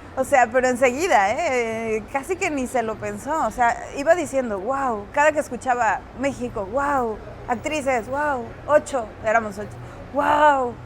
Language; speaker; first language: Spanish; native; Spanish